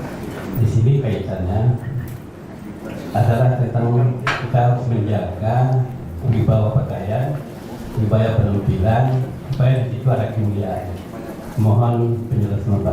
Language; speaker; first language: Indonesian; native; Indonesian